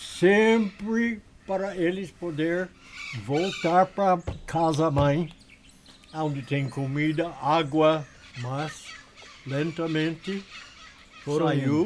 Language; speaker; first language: Portuguese; non-native, learner; English